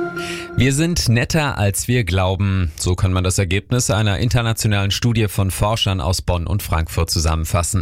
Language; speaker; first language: German; native; German